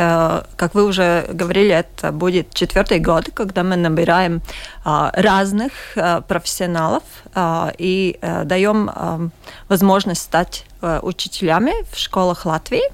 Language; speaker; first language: Russian; non-native, local second language; Latvian